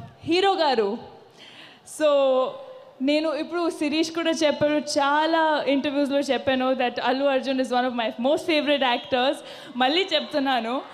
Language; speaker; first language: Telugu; non-native, fluent; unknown